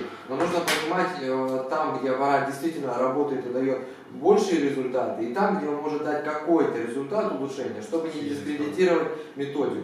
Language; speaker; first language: Russian; native; Russian